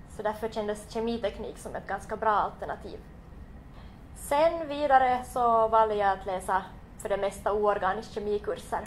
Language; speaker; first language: Swedish; native; Swedish